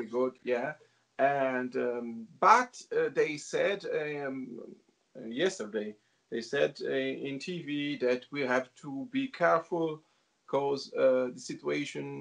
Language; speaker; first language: English; non-native, learner; Italian